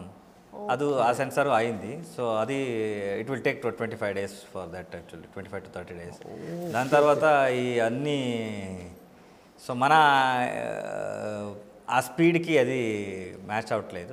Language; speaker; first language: Telugu; non-native, learner; Kannada